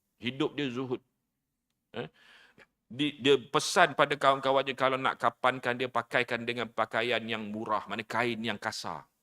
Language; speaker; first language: Malay; native; Malay